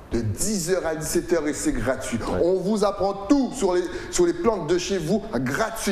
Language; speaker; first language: French; native; French